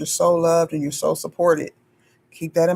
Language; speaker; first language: English; native; English